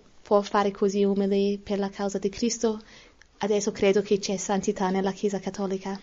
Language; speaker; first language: Italian; non-native, learner; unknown